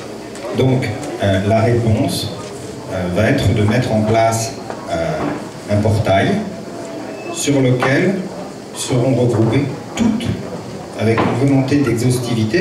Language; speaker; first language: French; native; French